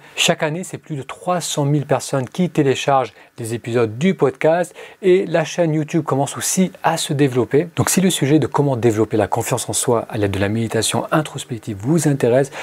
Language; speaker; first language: French; early bilingual, other home language; Arabic